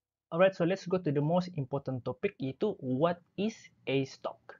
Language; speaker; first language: English; non-native, local second language; Malay